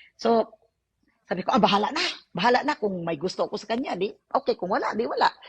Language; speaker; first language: Filipino; non-native, local second language; Cebuano